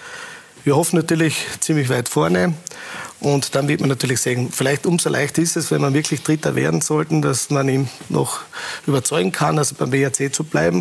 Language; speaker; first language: German; native; German